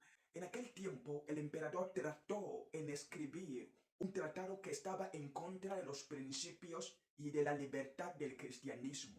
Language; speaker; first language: Spanish; non-native, fluent; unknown